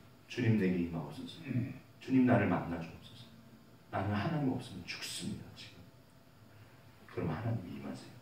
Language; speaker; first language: Korean; native; Korean